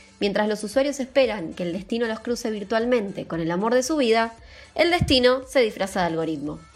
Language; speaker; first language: Spanish; native; Spanish